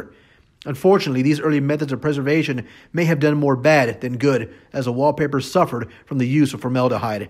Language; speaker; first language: English; native; English